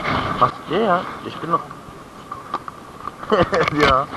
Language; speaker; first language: German; native; German